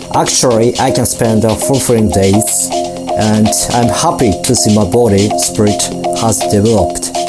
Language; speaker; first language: English; non-native, learner; Japanese